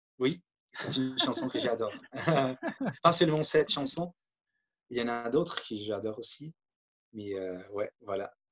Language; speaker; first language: French; non-native, fluent; Portuguese